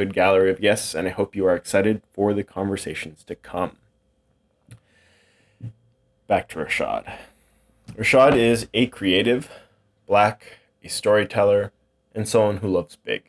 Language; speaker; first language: English; native; English